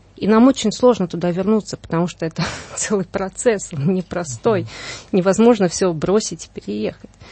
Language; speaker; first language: Russian; native; Russian